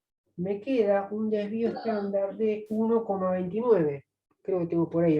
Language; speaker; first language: Spanish; native; Spanish